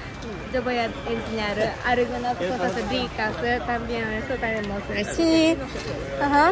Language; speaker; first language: Spanish; non-native, learner; Japanese